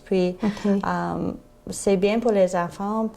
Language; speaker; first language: French; non-native, learner; English